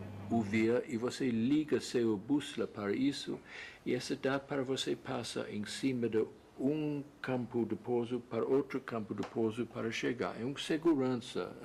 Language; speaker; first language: Portuguese; non-native, fluent; English